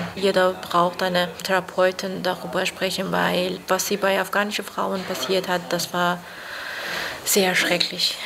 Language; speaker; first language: German; non-native, fluent; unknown